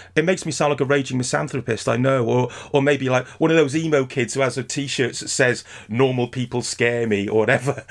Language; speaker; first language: English; native; English